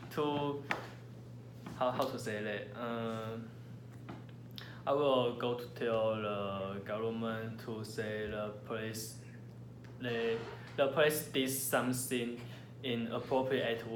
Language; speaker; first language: English; non-native, learner; Chinese